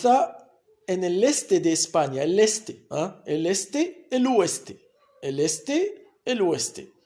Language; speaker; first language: Spanish; non-native, fluent; Arabic